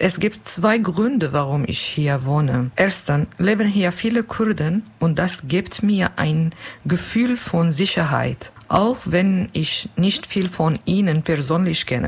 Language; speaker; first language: German; non-native, learner; Kurdish